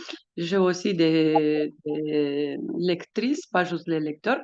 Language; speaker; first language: French; non-native, fluent; Romanian